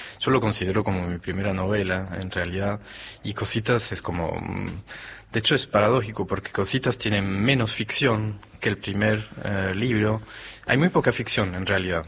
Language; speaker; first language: Spanish; non-native, fluent; French